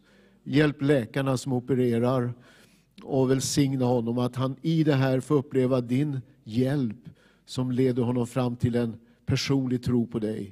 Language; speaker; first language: Swedish; native; Swedish